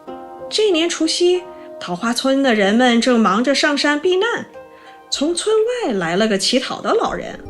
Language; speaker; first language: Chinese; native; Chinese